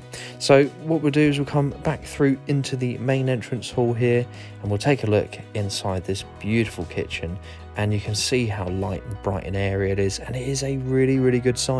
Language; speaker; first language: English; native; English